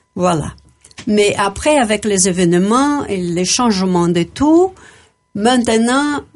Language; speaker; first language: French; non-native, fluent; Portuguese